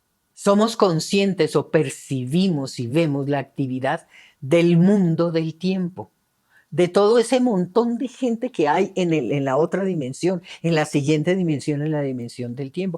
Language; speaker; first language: Spanish; native; Spanish